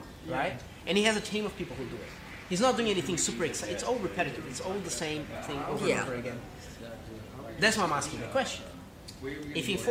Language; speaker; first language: English; non-native, fluent; Portuguese